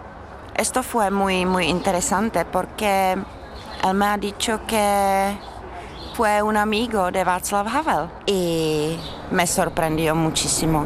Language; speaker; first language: Spanish; non-native, fluent; Czech